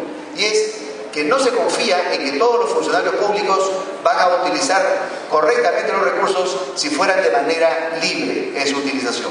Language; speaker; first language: Spanish; native; Spanish